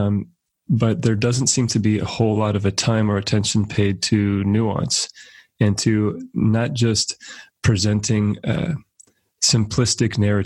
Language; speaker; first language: English; native; English